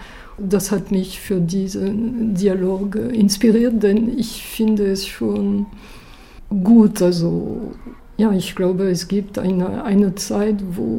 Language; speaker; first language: German; non-native, fluent; French